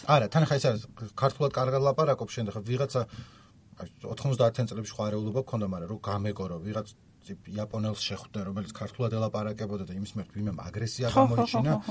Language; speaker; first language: Georgian; native; Georgian